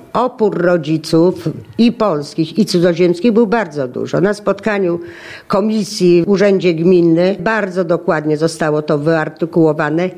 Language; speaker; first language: Polish; native; Polish